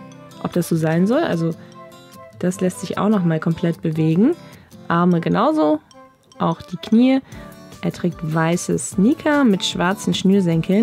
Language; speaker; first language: German; native; German